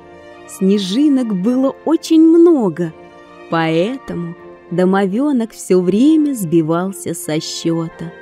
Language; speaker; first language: Russian; native; Russian